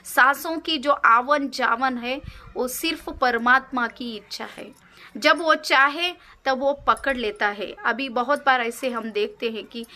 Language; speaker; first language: Hindi; non-native, local second language; Kannada